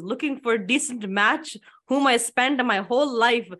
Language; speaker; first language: English; early bilingual, other home language; Punjabi